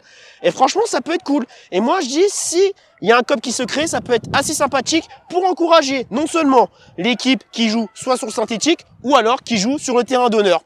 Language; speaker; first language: French; native; French